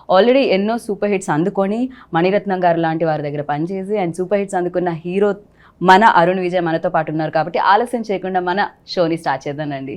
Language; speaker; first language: Telugu; native; Telugu